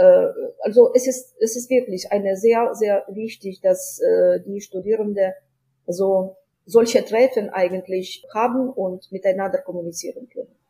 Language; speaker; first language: German; non-native, fluent; Ukrainian